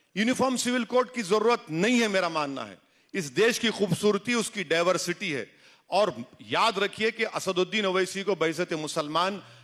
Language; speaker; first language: Hindi; non-native, local second language; Urdu